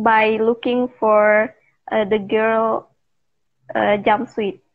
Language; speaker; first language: English; non-native, learner; Indonesian